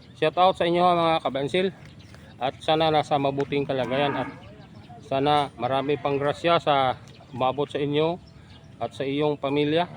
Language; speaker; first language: Filipino; non-native, local second language; Hiligaynon